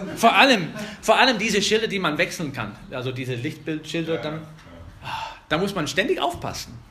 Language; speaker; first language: German; non-native, fluent; English